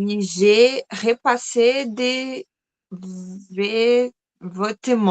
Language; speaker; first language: French; non-native, learner; Portuguese